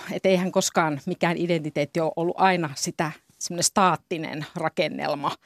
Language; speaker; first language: Finnish; native; Finnish